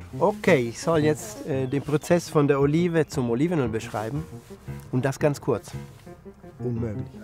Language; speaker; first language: German; non-native, fluent; Italian